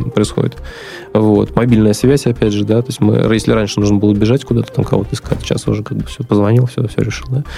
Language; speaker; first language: Russian; native; Russian